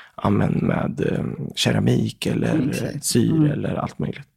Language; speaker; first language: Swedish; early bilingual, other home language; Arabic